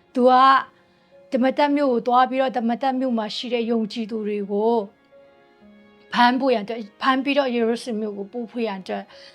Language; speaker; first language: Burmese; non-native, local second language; Tedim Chin